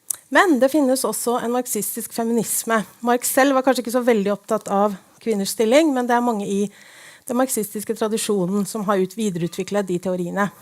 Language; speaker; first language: Norwegian; native; Norwegian